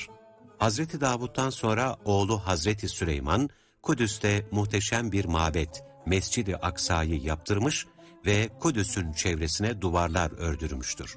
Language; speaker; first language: Turkish; native; Turkish